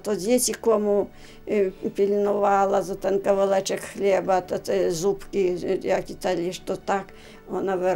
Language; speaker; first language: Ukrainian; native; Ukrainian